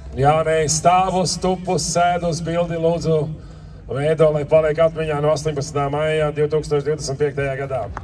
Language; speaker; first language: Latvian; native; Latvian